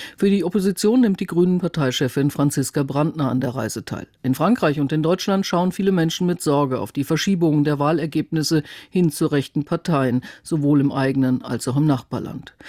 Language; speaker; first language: German; native; German